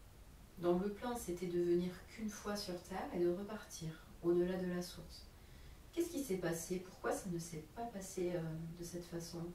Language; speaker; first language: French; native; French